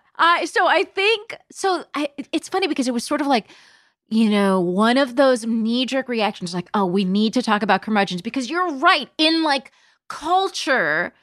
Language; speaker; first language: English; native; English